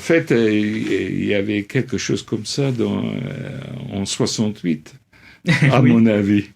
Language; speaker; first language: French; non-native, fluent; English